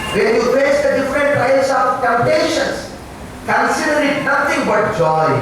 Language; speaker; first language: English; non-native, local second language; Telugu